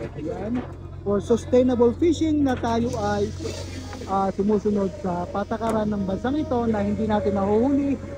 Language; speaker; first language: Filipino; native; Filipino